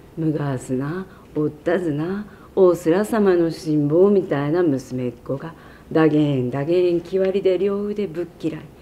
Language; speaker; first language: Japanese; native; Japanese